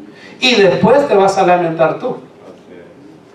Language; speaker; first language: Spanish; native; Spanish